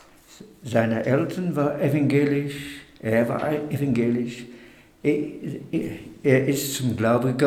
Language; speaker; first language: German; non-native, fluent; English